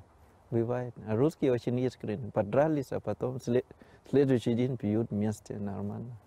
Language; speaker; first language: Russian; non-native, fluent; Thai